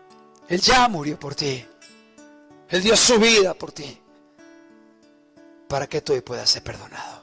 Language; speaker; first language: Spanish; native; Spanish